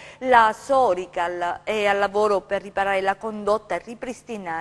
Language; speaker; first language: Italian; native; Italian